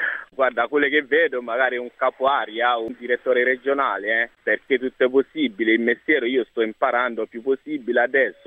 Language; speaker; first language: Italian; non-native, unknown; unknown